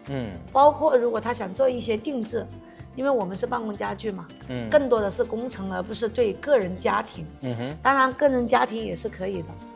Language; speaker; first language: Chinese; native; Chinese